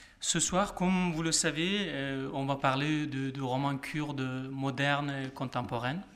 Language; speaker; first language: French; non-native, fluent; Kurdish